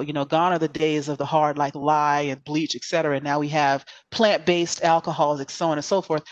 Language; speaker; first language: English; native; English